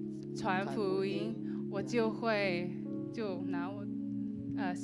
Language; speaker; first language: Chinese; non-native, learner; English